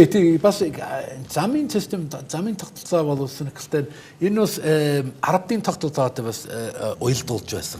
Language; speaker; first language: Mongolian; non-native, fluent; English